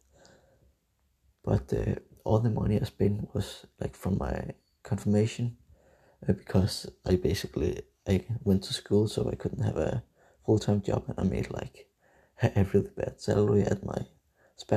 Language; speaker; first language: English; non-native, fluent; Danish